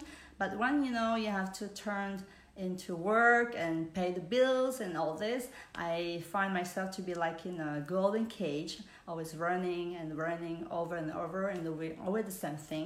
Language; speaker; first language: English; non-native, fluent; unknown